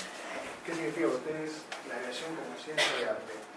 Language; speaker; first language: Spanish; native; Spanish